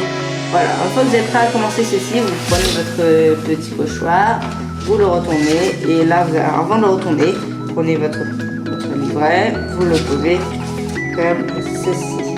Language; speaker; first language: French; native; French